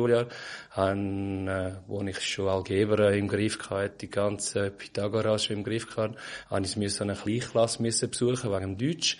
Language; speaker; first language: German; non-native, fluent; Portuguese